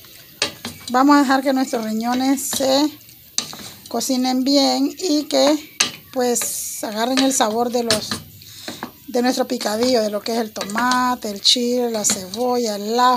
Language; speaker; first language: Spanish; native; Spanish